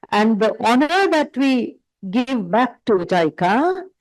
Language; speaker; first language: English; non-native, local second language; Sinhala